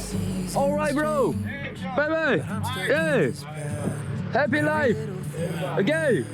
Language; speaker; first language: English; non-native, learner; Korean